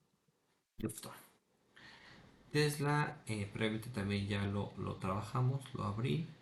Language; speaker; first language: Spanish; native; Spanish